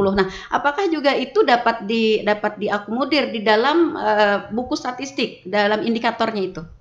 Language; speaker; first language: Indonesian; native; Indonesian